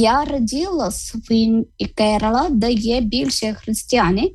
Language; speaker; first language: Ukrainian; non-native, learner; Malayalam